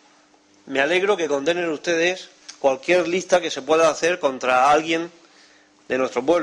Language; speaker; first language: Spanish; native; Spanish